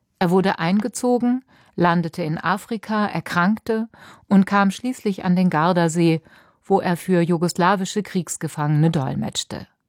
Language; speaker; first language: German; native; German